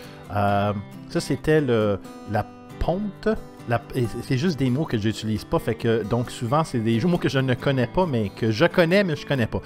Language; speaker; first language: French; native; French